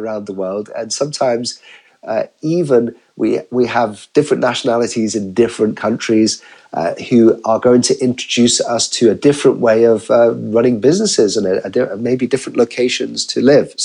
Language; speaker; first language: English; native; English